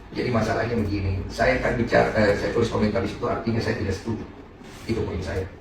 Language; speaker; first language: Indonesian; native; Indonesian